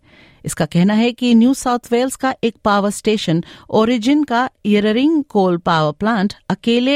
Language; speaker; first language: Hindi; native; Hindi